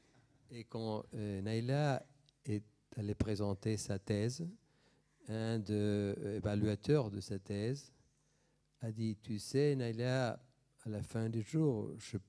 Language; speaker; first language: French; non-native, fluent; Spanish